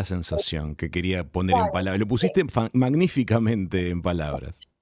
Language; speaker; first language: Spanish; native; Spanish